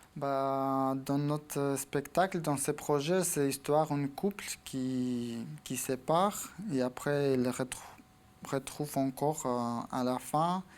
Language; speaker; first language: French; non-native, fluent; Ukrainian